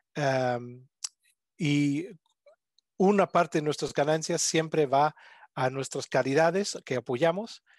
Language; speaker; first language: Spanish; non-native, fluent; English